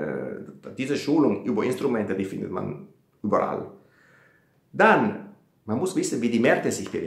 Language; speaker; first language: German; non-native, fluent; Italian